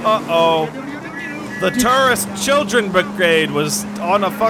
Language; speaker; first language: English; native; English